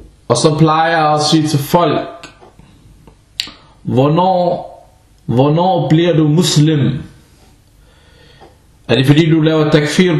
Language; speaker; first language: Danish; non-native, fluent; Arabic